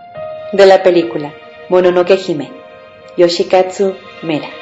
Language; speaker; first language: Spanish; native; Spanish